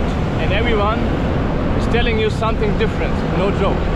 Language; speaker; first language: English; non-native, fluent; German